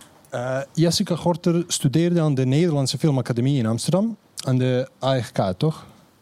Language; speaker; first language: Dutch; non-native, fluent; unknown